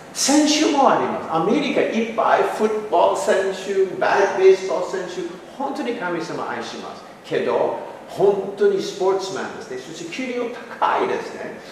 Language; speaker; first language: Japanese; non-native, learner; English